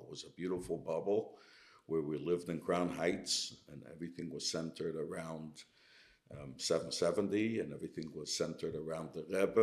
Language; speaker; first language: English; early bilingual, other home language; Yiddish